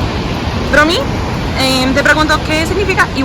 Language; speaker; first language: Spanish; non-native, learner; English